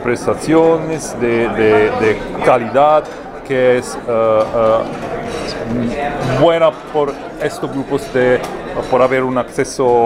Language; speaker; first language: Spanish; non-native, learner; Italian